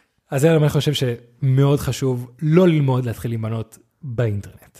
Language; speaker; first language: Hebrew; non-native, fluent; English